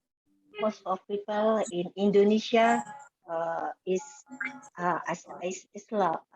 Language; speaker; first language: English; non-native, learner; Indonesian